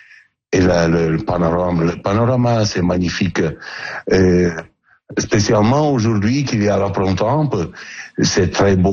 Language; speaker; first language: French; non-native, learner; Italian